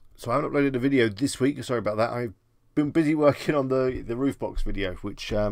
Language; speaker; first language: English; native; English